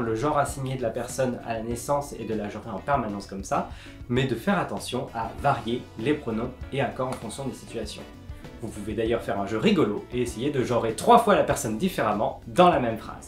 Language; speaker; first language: French; native; French